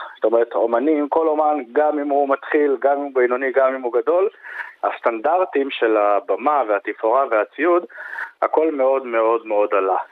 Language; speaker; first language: Hebrew; native; Hebrew